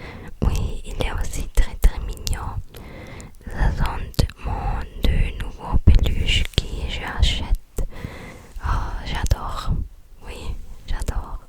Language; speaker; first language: French; non-native, learner; English